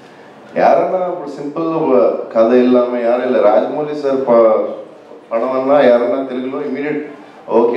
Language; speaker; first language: Tamil; non-native, learner; Telugu